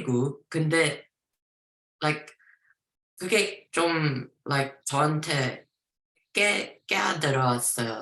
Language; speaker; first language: Korean; early bilingual, heritage; Korean